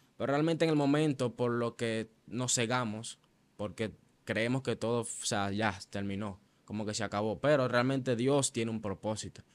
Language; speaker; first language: Spanish; native; Spanish